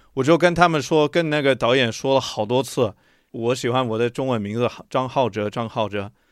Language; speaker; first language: Chinese; non-native, fluent; English